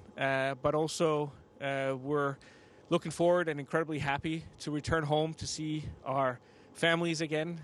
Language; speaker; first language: English; non-native, fluent; Danish